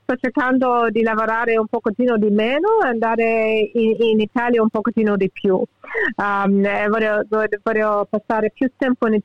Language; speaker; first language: Italian; early bilingual, heritage; English